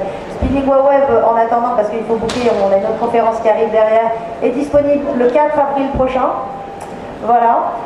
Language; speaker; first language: French; native; French